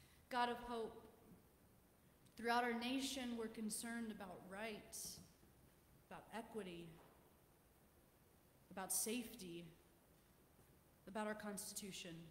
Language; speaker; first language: English; native; English